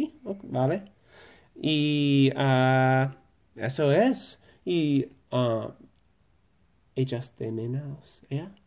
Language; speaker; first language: Spanish; non-native, learner; English